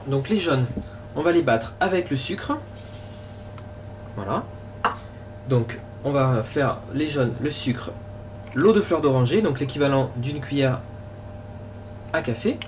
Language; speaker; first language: French; native; French